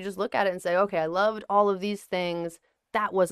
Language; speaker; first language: English; native; English